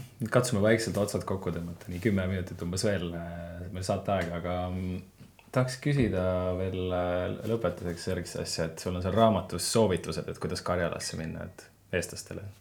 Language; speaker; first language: Estonian; native; Estonian